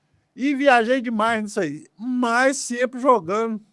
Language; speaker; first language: Portuguese; native; Portuguese